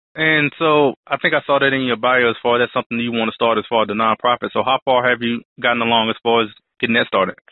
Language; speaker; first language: English; native; English